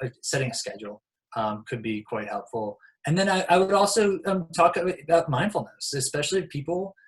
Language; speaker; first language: English; native; English